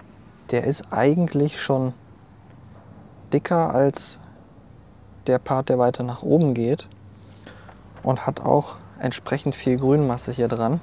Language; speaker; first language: German; native; German